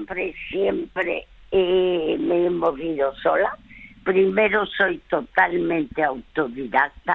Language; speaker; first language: Spanish; early bilingual, other home language; French